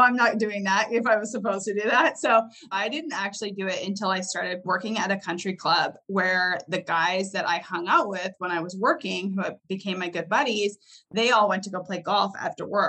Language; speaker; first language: English; native; English